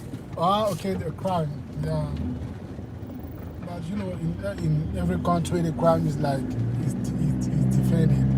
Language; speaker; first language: English; non-native, fluent; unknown